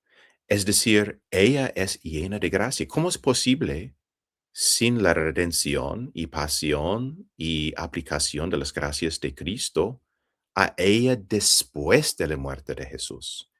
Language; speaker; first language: Spanish; non-native, fluent; English